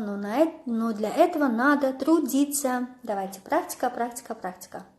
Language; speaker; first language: Russian; non-native, local second language; Kazakh